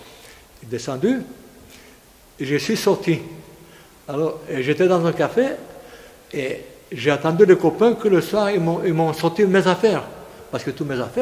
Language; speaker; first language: French; non-native, fluent; Greek